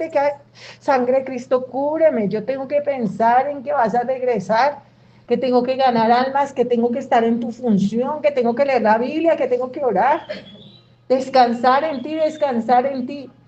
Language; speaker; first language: Spanish; native; Spanish